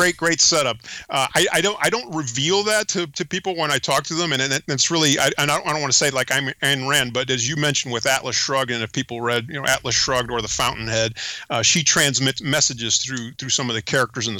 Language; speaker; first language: English; early bilingual, other home language; Spanish